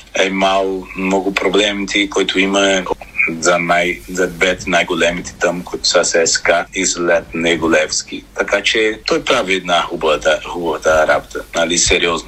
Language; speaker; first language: Bulgarian; non-native, learner; Portuguese